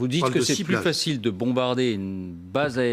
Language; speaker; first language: French; native; French